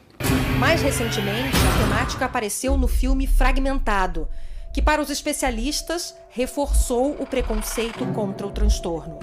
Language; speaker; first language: Portuguese; native; Portuguese